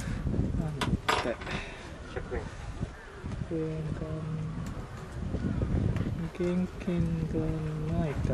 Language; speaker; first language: Japanese; non-native, learner; Hindi